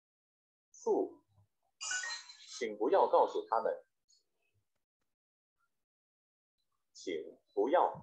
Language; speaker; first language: Chinese; non-native, learner; Vietnamese